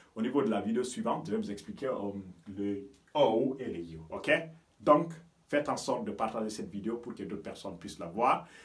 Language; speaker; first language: French; non-native, local second language; Fula